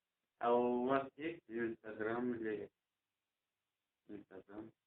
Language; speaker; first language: Russian; non-native, local second language; Tajik